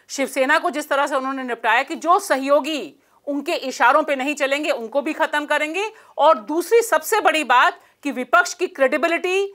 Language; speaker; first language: Hindi; native; Hindi